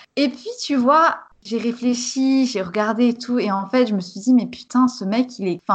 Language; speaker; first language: French; native; French